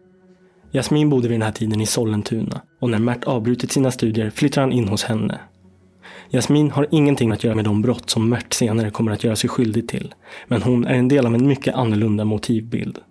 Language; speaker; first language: Swedish; native; Swedish